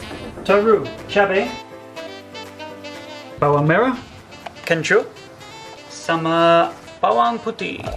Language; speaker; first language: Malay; non-native, learner; English